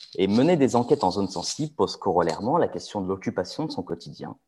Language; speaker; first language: French; early bilingual, other home language; Arabic